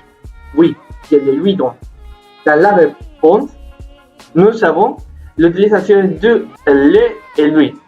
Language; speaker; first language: French; non-native, learner; Spanish